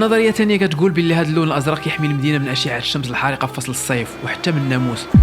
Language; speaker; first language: Arabic; native; Arabic